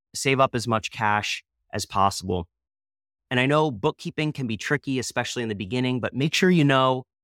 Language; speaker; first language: English; native; English